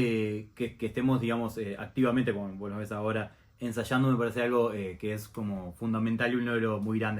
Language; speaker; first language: Spanish; native; Spanish